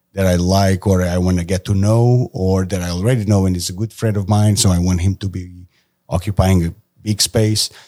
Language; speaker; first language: English; non-native, fluent; Portuguese